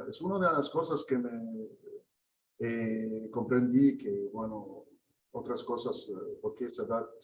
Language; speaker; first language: Spanish; non-native, fluent; Arabic